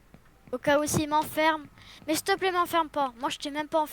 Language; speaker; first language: French; native; French